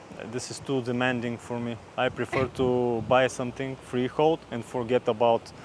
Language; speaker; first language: English; non-native, fluent; Bulgarian